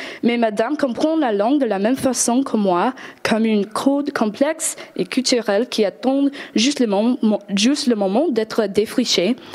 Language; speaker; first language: French; non-native, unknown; English